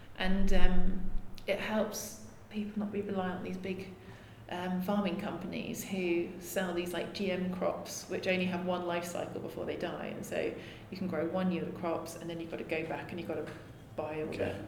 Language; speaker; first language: English; native; English